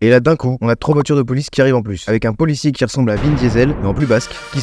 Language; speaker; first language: French; native; French